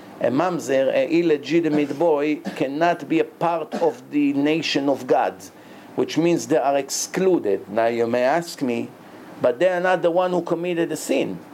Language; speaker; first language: English; non-native, fluent; Hebrew